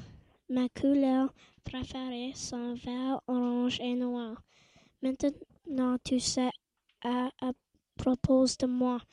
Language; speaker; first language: French; non-native, learner; English